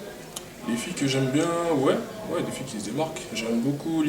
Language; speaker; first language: French; native; French